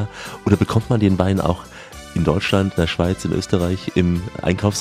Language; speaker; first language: German; native; German